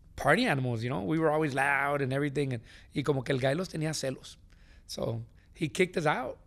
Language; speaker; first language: Spanish; early bilingual, heritage; Spanish